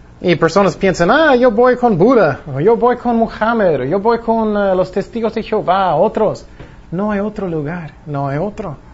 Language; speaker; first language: Spanish; non-native, fluent; English